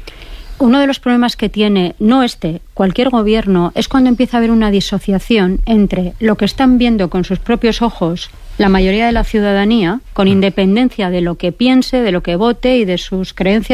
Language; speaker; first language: Spanish; native; Spanish